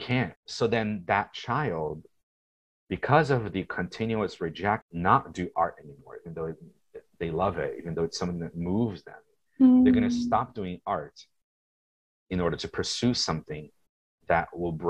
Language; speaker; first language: English; non-native, fluent; Portuguese